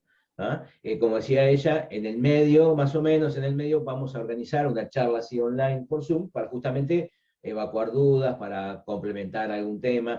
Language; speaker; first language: Spanish; native; Spanish